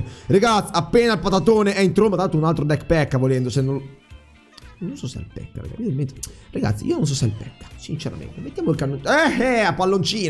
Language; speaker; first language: Italian; native; Italian